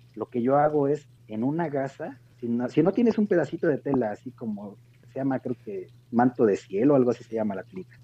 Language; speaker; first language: Spanish; native; Spanish